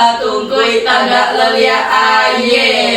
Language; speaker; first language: Indonesian; non-native, local second language; Minangkabau